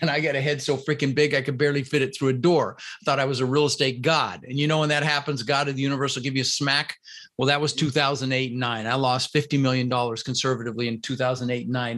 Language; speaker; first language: English; early bilingual, other home language; Dutch